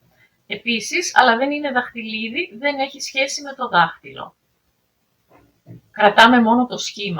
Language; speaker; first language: Greek; native; Greek